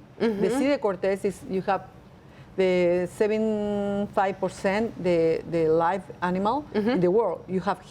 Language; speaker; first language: English; non-native, learner; Spanish